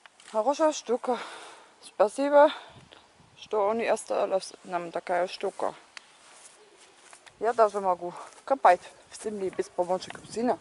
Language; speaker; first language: Russian; non-native, learner; German